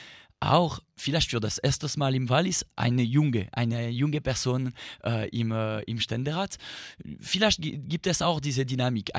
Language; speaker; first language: German; non-native, learner; French